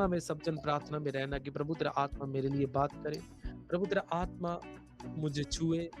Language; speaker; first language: Hindi; non-native, local second language; Punjabi